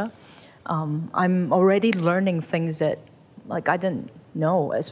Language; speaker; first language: English; non-native, local second language; Cantonese